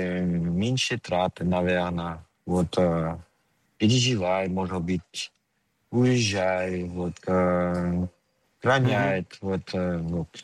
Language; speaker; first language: Russian; non-native, fluent; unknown